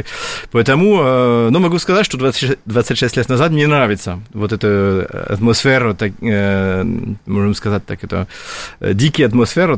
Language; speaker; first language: Russian; non-native, fluent; French